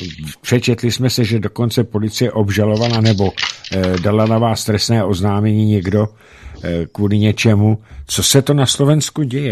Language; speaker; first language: Czech; native; Czech